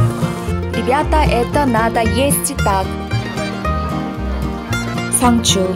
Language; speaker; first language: Russian; non-native, fluent; Korean